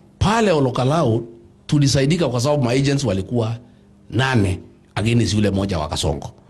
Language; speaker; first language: Swahili; non-native, local second language; Kikuyu